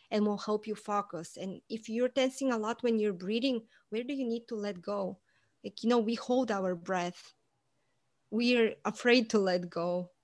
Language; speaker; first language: English; non-native, fluent; Portuguese